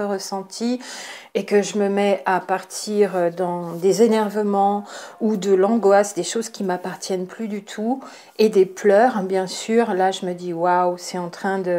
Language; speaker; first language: French; native; French